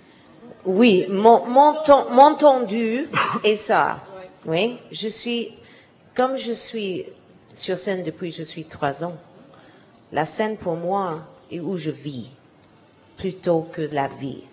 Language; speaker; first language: French; non-native, learner; English